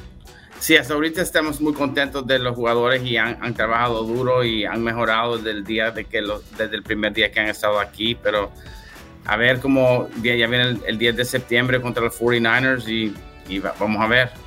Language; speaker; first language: Spanish; early bilingual, heritage; English